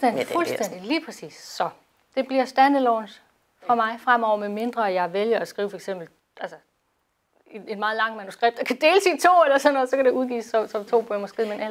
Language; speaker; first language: Danish; native; Danish